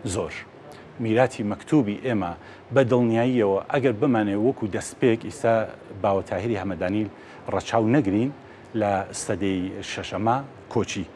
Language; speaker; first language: Central Kurdish; native; Central Kurdish